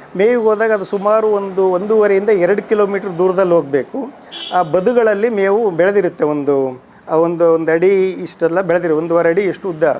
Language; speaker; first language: Kannada; native; Kannada